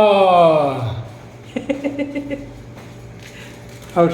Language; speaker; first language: Chinese; non-native, fluent; Italian